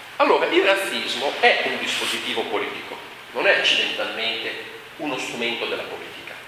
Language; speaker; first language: Italian; native; Italian